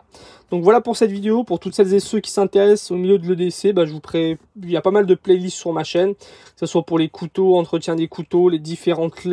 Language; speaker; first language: French; native; French